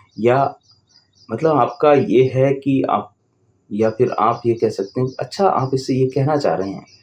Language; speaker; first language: Hindi; native; Hindi